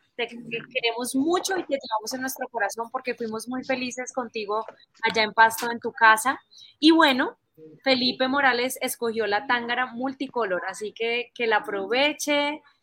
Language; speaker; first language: Spanish; native; Spanish